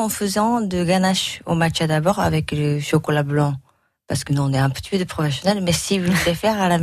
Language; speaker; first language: French; non-native, learner; Japanese